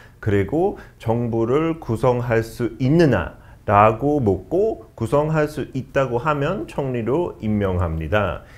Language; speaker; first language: Korean; non-native, fluent; English